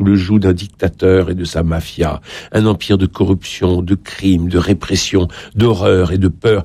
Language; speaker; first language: French; native; French